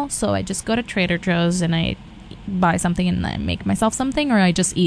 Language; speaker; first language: English; non-native, fluent; Portuguese